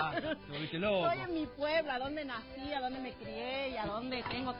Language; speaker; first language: Spanish; native; Spanish